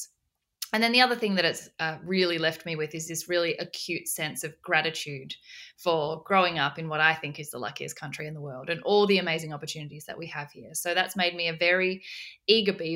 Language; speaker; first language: English; native; English